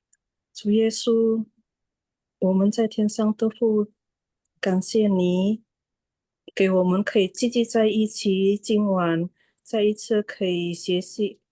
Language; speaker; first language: Chinese; non-native, learner; Indonesian